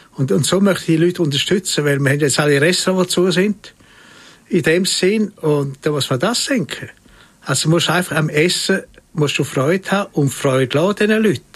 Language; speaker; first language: German; native; German